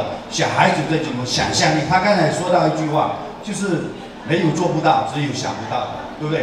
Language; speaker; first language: Chinese; native; Chinese